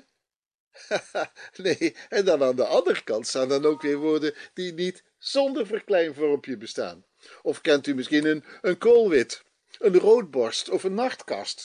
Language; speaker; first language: Dutch; native; Dutch